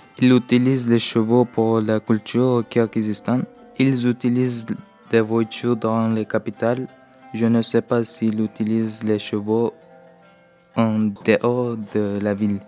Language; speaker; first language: French; non-native, learner; Turkish